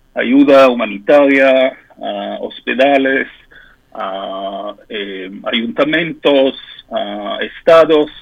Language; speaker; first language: Spanish; non-native, fluent; French